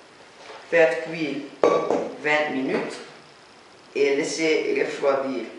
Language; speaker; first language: French; non-native, learner; Dutch